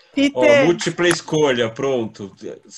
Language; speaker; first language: Portuguese; native; Portuguese